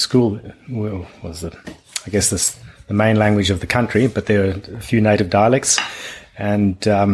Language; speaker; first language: English; non-native, local second language; German